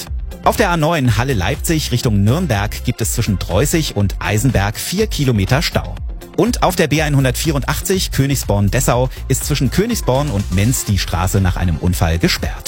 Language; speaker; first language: German; native; German